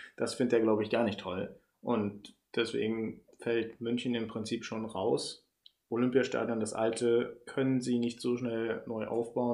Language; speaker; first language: German; native; German